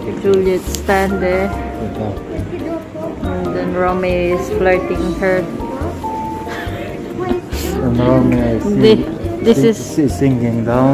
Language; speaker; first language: English; non-native, local second language; Filipino